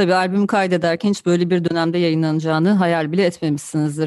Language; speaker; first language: Turkish; native; Turkish